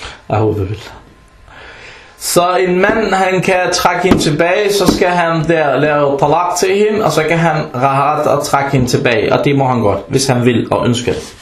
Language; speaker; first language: Danish; non-native, fluent; Arabic